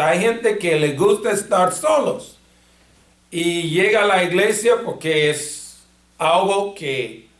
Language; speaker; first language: Spanish; non-native, fluent; English